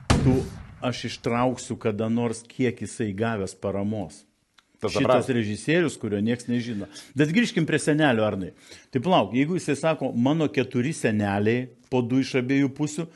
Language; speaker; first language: Lithuanian; native; Lithuanian